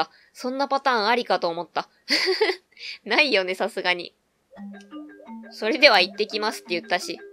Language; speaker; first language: Japanese; native; Japanese